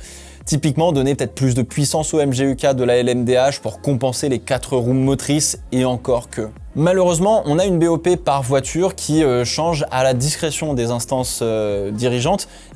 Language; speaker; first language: French; native; French